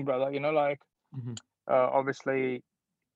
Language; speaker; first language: English; non-native, local second language; Punjabi